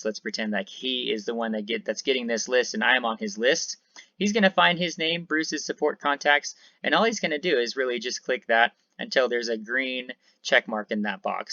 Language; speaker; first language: English; native; English